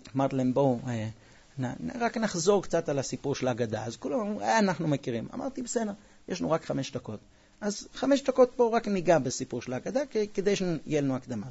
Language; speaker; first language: Hebrew; non-native, fluent; English